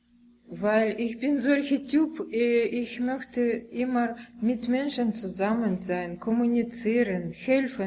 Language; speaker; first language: German; non-native, learner; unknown